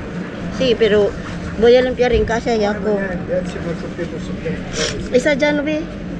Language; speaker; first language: Spanish; non-native, learner; Filipino